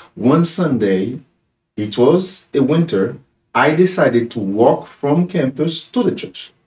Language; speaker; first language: English; non-native, fluent; Haitian Creole